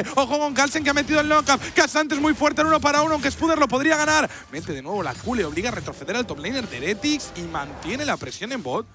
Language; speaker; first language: Spanish; native; Spanish